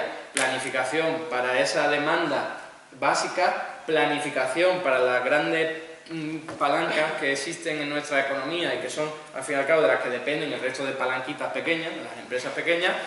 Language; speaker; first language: Spanish; native; Spanish